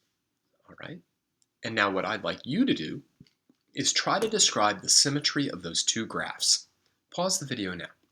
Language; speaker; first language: English; native; English